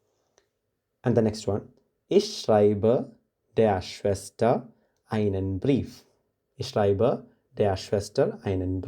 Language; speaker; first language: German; non-native, fluent; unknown